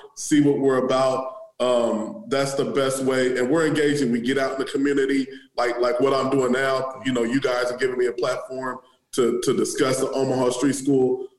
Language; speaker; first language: English; native; English